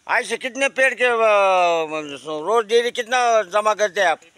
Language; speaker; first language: Hindi; non-native, local second language; Marathi